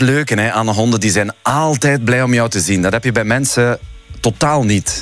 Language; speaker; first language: Dutch; native; Dutch